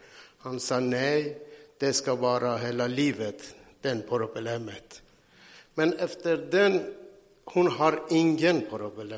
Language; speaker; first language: Swedish; non-native, learner; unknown